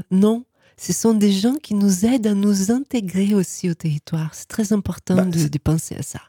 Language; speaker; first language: French; non-native, fluent; Portuguese